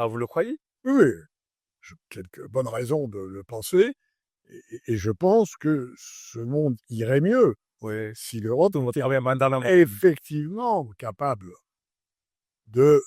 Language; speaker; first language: French; non-native, fluent; Chinese